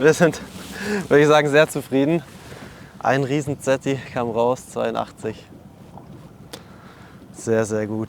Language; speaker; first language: German; native; German